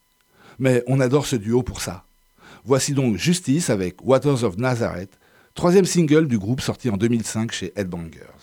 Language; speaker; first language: French; native; French